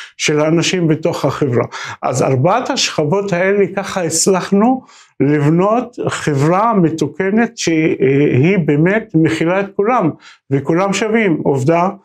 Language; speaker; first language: Hebrew; non-native, local second language; Arabic